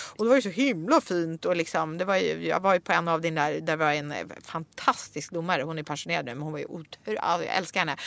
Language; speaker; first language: Swedish; native; Swedish